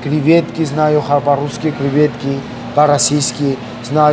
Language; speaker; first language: Russian; non-native, local second language; Armenian